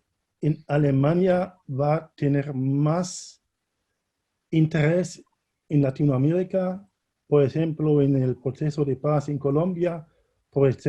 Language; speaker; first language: Spanish; non-native, fluent; German